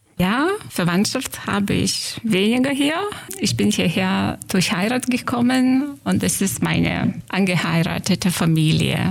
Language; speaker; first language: German; non-native, fluent; Lithuanian